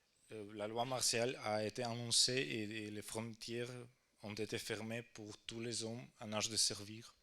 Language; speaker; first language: French; non-native, fluent; Ukrainian